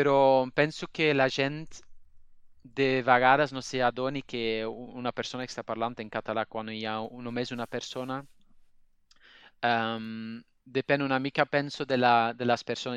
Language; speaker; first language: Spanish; non-native, fluent; Dutch